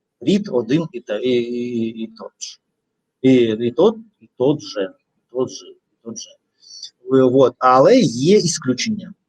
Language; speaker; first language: Ukrainian; non-native, fluent; Russian